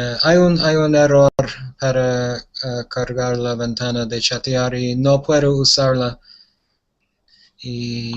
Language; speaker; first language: Spanish; non-native, learner; English